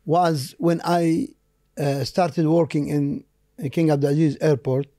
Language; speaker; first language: English; non-native, fluent; Arabic